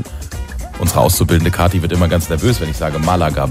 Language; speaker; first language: German; native; German